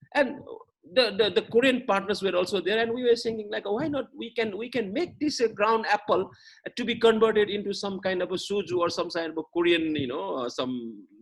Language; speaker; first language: English; non-native, local second language; Nepali